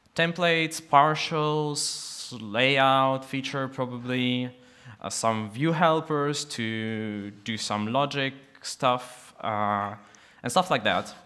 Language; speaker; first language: English; non-native, fluent; Russian